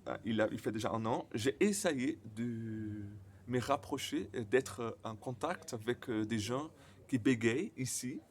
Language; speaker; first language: French; non-native, learner; Portuguese